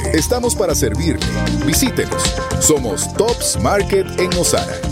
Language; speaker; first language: Spanish; native; Spanish